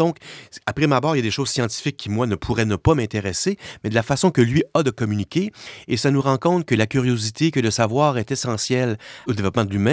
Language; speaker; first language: French; native; French